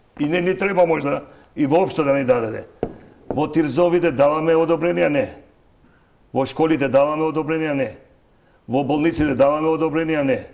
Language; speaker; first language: Macedonian; non-native, local second language; Albanian